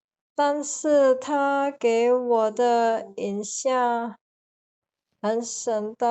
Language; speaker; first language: Chinese; non-native, learner; Indonesian